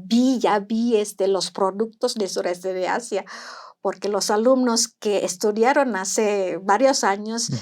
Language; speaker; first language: Spanish; non-native, fluent; Indonesian